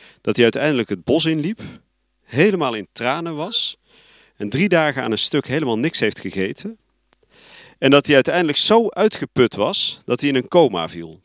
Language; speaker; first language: Dutch; native; Dutch